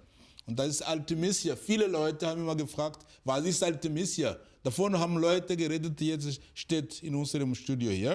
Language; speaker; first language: German; non-native, fluent; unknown